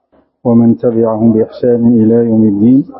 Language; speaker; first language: Arabic; native; Arabic